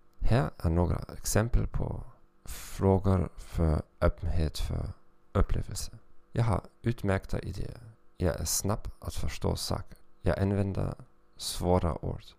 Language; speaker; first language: Swedish; non-native, fluent; German